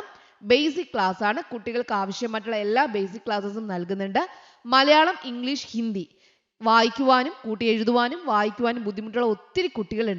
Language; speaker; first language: Malayalam; native; Malayalam